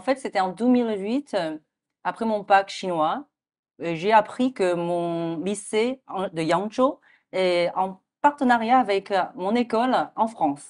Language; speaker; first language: French; non-native, fluent; Chinese